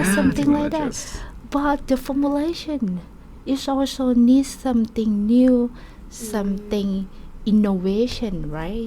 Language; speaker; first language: English; non-native, learner; Thai